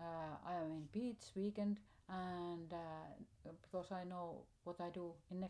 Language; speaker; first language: English; non-native, learner; Finnish